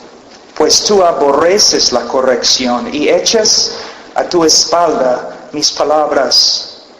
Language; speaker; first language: Spanish; non-native, fluent; English